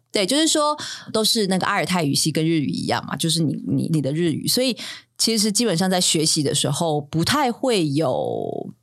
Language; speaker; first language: Chinese; non-native, local second language; Min Nan Chinese